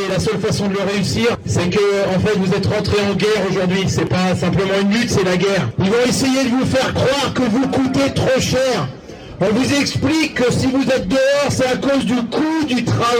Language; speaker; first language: French; non-native, learner; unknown